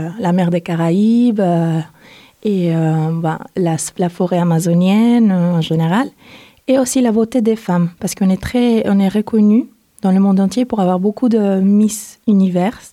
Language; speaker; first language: French; non-native, fluent; Spanish